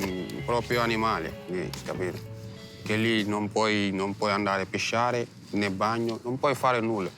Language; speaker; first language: Italian; non-native, learner; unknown